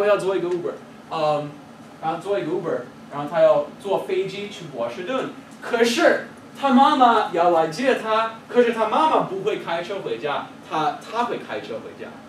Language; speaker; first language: Chinese; non-native, fluent; English